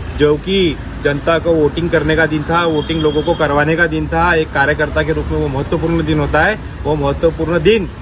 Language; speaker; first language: Hindi; non-native, local second language; Marathi